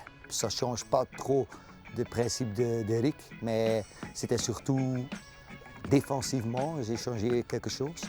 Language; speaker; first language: French; non-native, local second language; Dutch